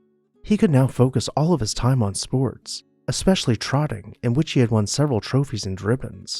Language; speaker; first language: English; native; English